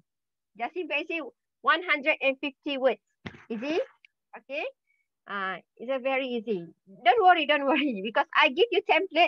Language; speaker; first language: English; non-native, learner; Malay